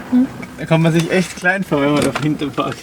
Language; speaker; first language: German; native; German